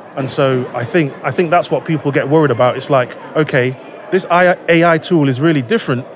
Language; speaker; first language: English; native; English